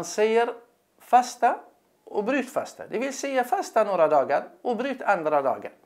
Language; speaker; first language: Swedish; non-native, fluent; Arabic